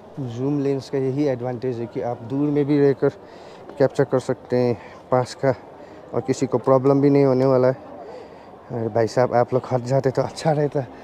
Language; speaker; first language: Hindi; non-native, local second language; Nepali